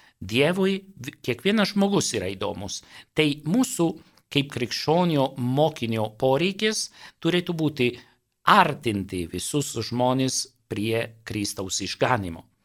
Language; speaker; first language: Lithuanian; non-native, fluent; Italian